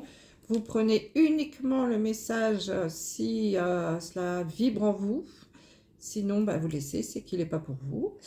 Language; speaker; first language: French; native; French